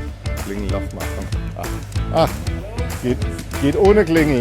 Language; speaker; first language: German; native; German